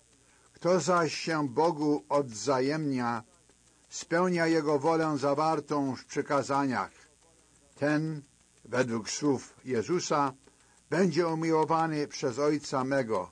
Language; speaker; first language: Polish; native; Polish